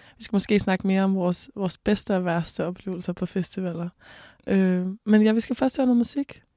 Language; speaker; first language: Danish; native; Danish